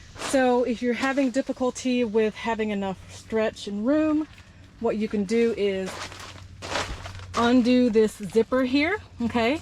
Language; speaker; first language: English; native; English